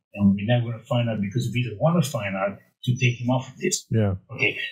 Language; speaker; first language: English; non-native, fluent; Romanian